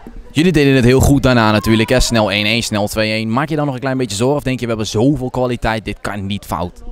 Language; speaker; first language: Dutch; native; Dutch